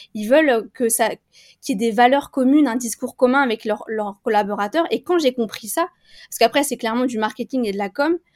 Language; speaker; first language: French; native; French